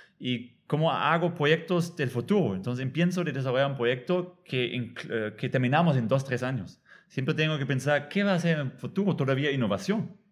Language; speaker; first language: Spanish; non-native, fluent; German